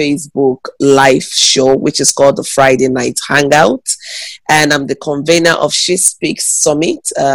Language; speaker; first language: English; non-native, local second language; Igbo